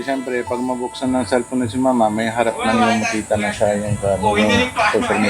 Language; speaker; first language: Filipino; non-native, learner; Punjabi